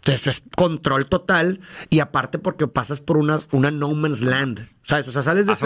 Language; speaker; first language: Spanish; native; Spanish